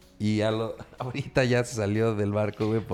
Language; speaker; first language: Spanish; native; Spanish